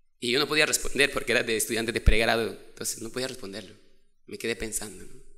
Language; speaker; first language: Spanish; non-native, local second language; Quechua